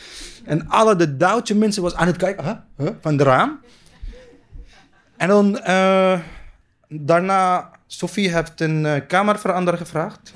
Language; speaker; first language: Dutch; non-native, learner; Arabic